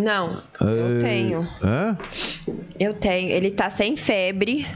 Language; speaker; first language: Portuguese; native; Portuguese